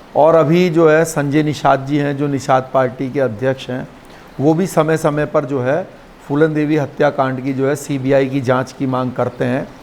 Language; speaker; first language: Hindi; native; Hindi